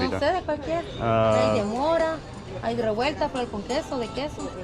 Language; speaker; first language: Spanish; native; Spanish